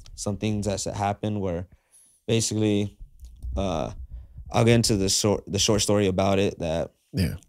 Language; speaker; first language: English; native; English